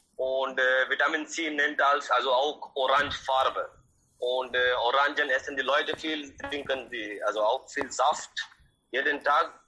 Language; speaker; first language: German; non-native, learner; Hindi